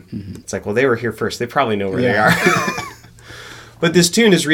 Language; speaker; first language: English; native; English